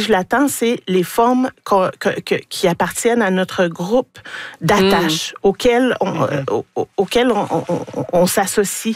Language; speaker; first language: French; native; French